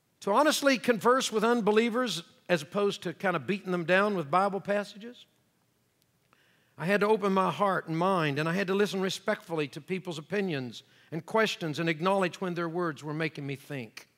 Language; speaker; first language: English; native; English